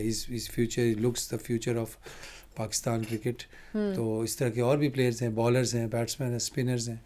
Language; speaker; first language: Urdu; native; Urdu